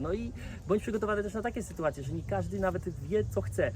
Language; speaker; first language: Polish; native; Polish